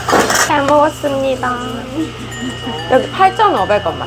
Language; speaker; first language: Korean; non-native, fluent; Japanese